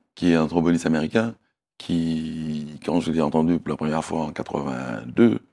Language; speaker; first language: French; native; French